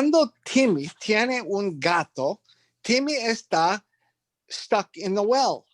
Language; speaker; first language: Spanish; non-native, learner; English